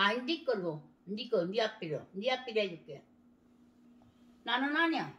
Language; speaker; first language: Korean; native; Korean